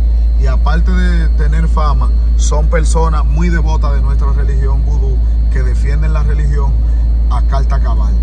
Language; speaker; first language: Spanish; native; Spanish